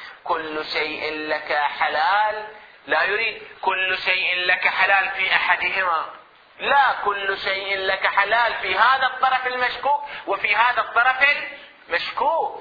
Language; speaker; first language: Arabic; native; Arabic